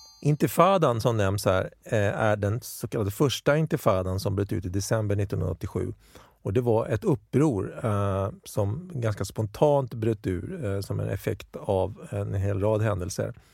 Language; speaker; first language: Swedish; native; Swedish